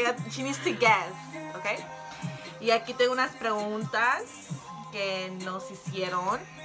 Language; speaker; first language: Spanish; early bilingual, heritage; Spanish